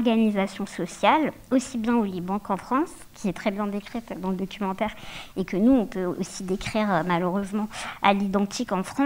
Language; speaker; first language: French; native; French